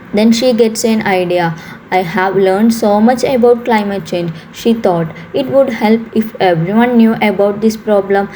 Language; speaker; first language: English; non-native, local second language; Malayalam